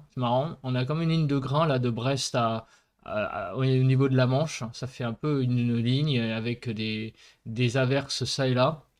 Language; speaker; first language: French; native; French